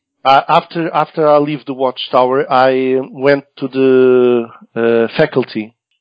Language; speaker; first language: English; non-native, learner; Portuguese